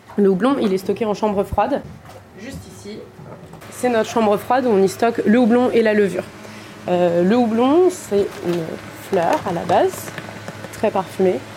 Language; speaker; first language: French; native; French